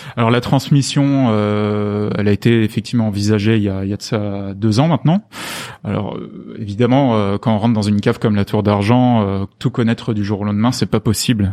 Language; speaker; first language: French; native; French